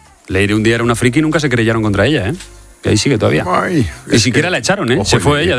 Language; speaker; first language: Spanish; native; Spanish